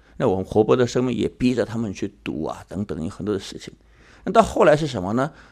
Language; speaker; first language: Chinese; early bilingual, heritage; Chinese